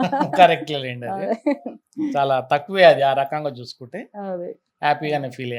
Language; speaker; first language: Telugu; native; Telugu